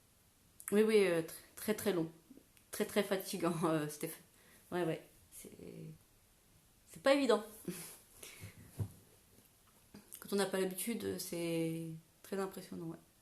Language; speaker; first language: French; native; French